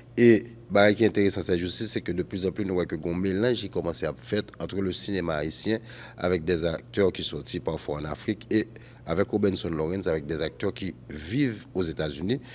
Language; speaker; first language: French; non-native, local second language; Haitian Creole